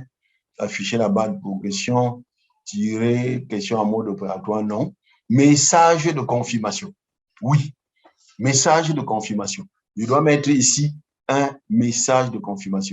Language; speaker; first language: French; non-native, local second language; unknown